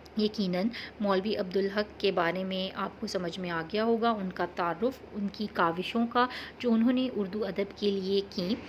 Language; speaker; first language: Urdu; non-native, local second language; Pashto